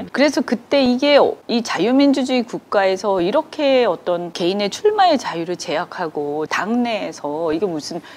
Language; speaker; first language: Korean; native; Korean